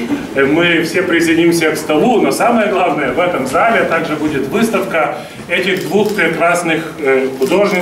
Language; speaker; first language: Russian; non-native, fluent; Lithuanian